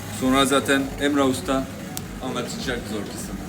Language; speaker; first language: Turkish; non-native, learner; French